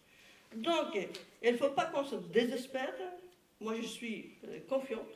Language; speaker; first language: French; non-native, fluent; Persian